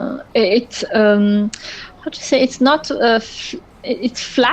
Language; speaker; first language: English; non-native, learner; French